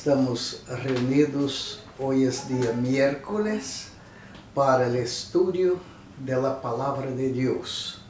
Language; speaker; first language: Spanish; non-native, fluent; Portuguese